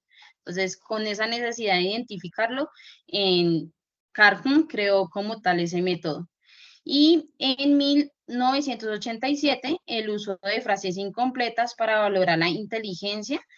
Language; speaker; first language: Spanish; native; Spanish